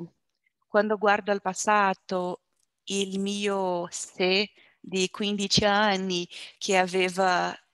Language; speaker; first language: Italian; non-native, learner; Portuguese